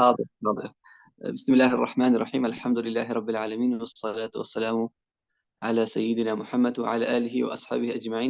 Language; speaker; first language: Arabic; non-native, fluent; Persian